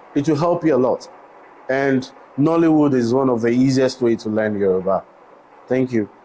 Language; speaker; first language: English; non-native, local second language; Yoruba